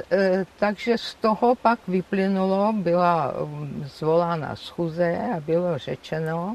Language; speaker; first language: Czech; non-native, fluent; Georgian